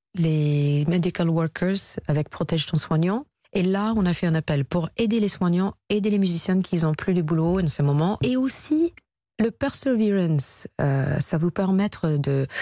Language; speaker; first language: French; non-native, fluent; English